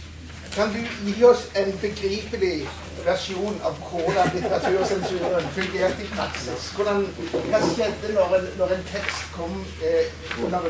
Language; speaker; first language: Norwegian; native; Norwegian